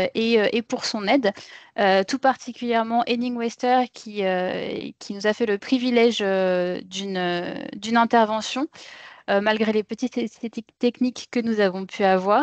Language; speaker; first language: French; native; French